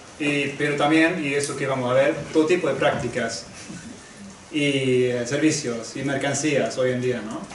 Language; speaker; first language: Spanish; non-native, fluent; Swedish